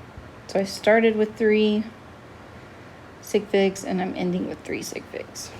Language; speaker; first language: English; native; English